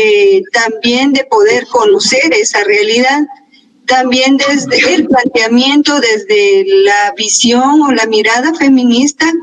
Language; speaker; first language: Spanish; native; Spanish